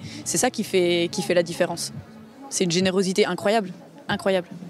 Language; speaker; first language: French; native; French